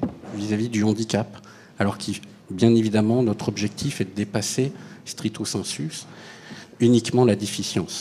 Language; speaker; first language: French; native; French